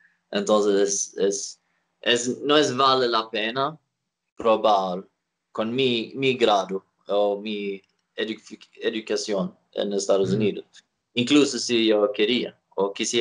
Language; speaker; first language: Spanish; non-native, learner; Swedish